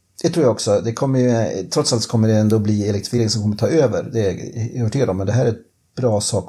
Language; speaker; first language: Swedish; native; Swedish